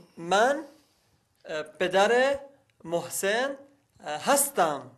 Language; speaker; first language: Persian; non-native, learner; Arabic